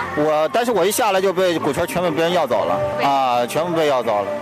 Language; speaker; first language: Chinese; native; Chinese